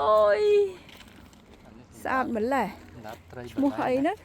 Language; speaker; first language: Khmer; native; Khmer